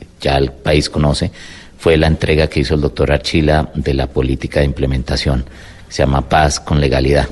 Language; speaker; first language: Spanish; native; Spanish